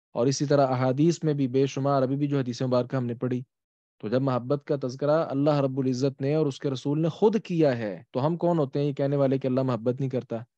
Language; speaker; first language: Urdu; native; Urdu